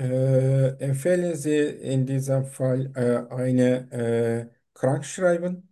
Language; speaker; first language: German; non-native, fluent; Turkish